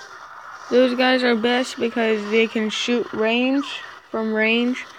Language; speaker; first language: English; native; English